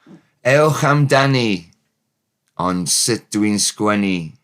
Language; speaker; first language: Welsh; non-native, learner; English